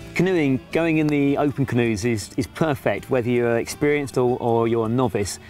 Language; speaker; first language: English; native; English